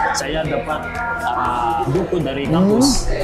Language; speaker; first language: Indonesian; non-native, learner; Malagasy